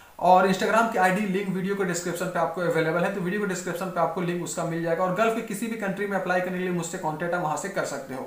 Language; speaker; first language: Hindi; native; Hindi